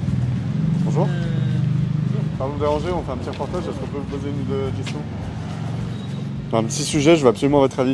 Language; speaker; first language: French; native; French